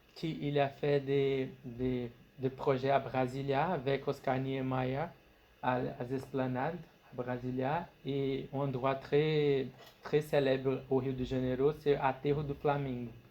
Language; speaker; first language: French; non-native, fluent; Portuguese